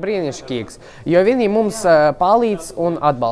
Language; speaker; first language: Latvian; non-native, local second language; Russian